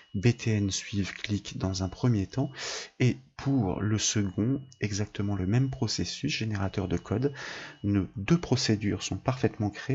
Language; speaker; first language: French; native; French